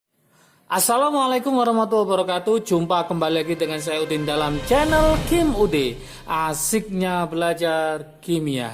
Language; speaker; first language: Indonesian; native; Indonesian